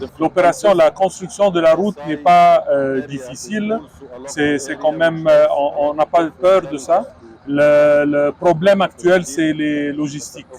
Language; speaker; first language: French; non-native, learner; Arabic